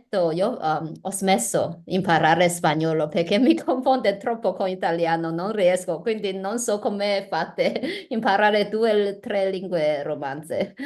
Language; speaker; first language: Italian; non-native, learner; Chinese